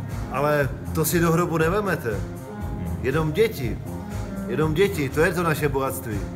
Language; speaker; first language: Czech; non-native, local second language; Polish